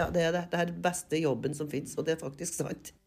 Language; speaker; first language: Norwegian; native; Norwegian